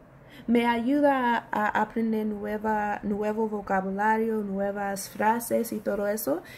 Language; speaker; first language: Spanish; non-native, learner; English